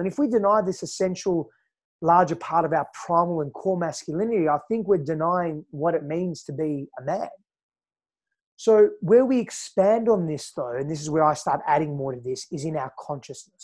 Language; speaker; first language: English; native; English